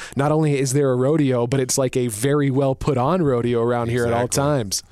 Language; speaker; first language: English; native; English